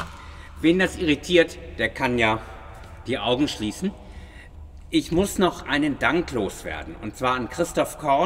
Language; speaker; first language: German; native; German